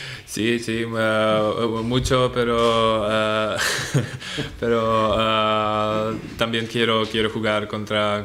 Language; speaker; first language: Spanish; non-native, learner; Czech